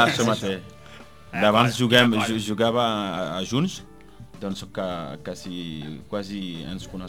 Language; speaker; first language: Catalan; non-native, learner; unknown